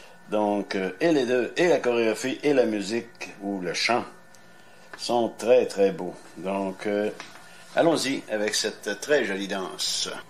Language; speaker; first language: French; native; French